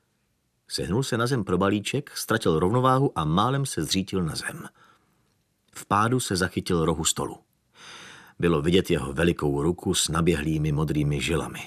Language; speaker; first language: Czech; native; Czech